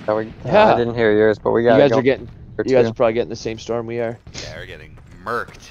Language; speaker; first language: English; native; English